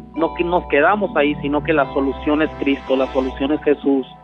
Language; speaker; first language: Spanish; early bilingual, heritage; Spanish